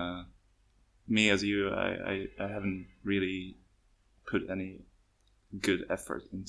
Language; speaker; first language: English; non-native, fluent; Swedish